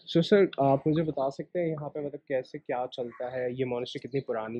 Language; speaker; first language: Hindi; native; Hindi